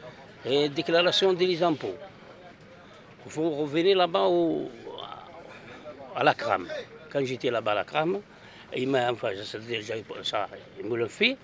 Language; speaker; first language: French; non-native, fluent; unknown